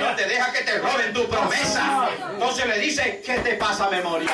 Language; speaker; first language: Spanish; native; Spanish